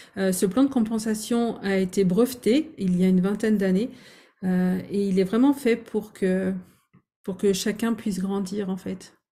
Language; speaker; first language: French; native; French